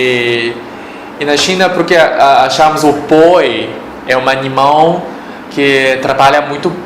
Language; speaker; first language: Portuguese; non-native, fluent; Chinese